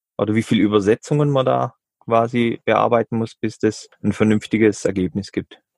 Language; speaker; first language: German; native; German